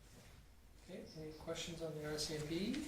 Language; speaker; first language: English; native; English